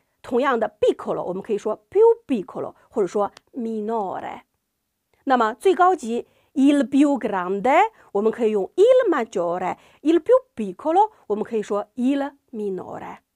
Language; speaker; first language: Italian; non-native, learner; Chinese